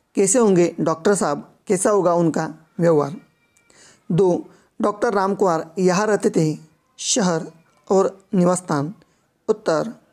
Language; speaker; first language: Hindi; non-native, local second language; Marathi